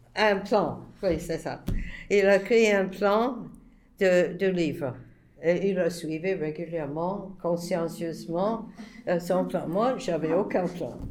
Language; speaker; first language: French; non-native, fluent; English